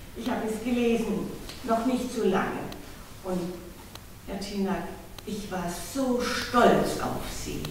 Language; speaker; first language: German; native; German